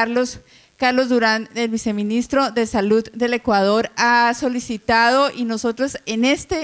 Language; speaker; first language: Spanish; native; Spanish